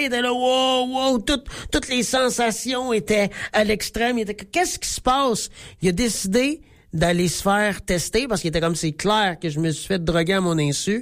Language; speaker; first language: French; native; French